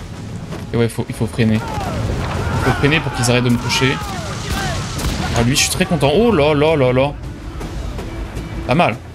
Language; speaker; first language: French; native; French